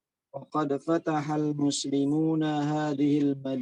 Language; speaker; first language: Arabic; non-native, learner; Indonesian